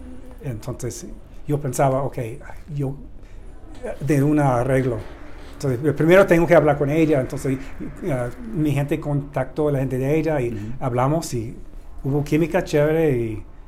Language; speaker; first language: Spanish; non-native, learner; English